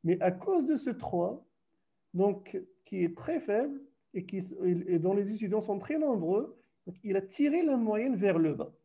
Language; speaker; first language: French; non-native, local second language; Arabic